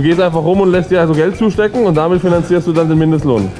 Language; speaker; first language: German; native; German